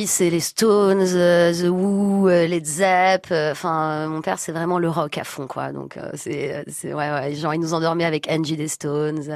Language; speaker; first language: French; native; French